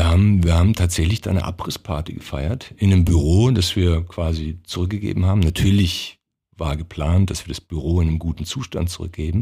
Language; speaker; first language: German; early bilingual, other home language; Croatian